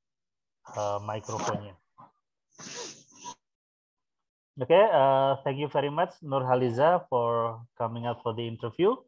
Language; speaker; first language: English; non-native, fluent; Indonesian